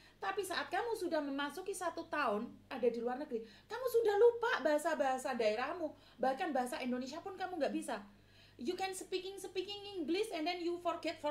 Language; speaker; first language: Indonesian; non-native, local second language; Javanese